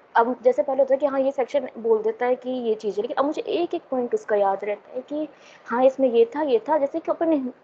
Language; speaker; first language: Hindi; native; Hindi